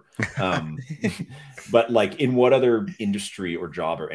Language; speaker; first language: English; non-native, fluent; French